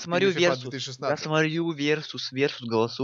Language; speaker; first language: Russian; native; Russian